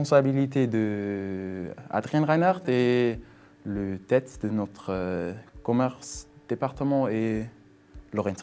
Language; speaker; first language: French; non-native, fluent; Swiss German